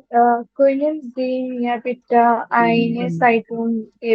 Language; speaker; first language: German; non-native, learner; Bangla